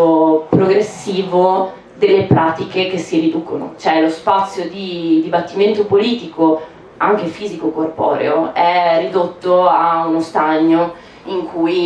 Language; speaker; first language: Italian; native; Italian